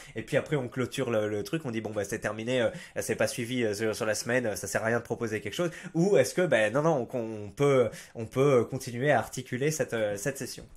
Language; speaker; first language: French; native; French